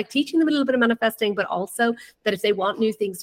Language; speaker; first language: English; native; English